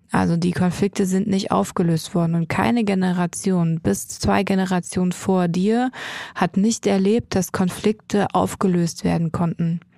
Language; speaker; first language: German; native; German